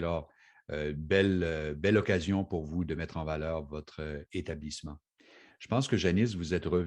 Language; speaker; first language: French; native; French